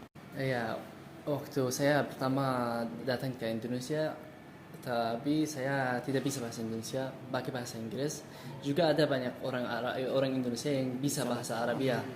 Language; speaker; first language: Indonesian; non-native, learner; Arabic